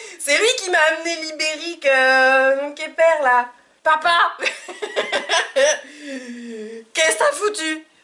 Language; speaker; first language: French; native; French